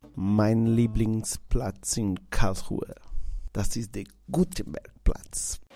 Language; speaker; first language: German; non-native, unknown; Portuguese